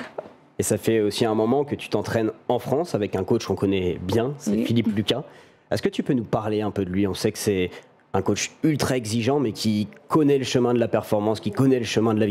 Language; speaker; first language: French; native; French